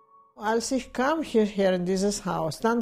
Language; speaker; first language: German; non-native, fluent; Russian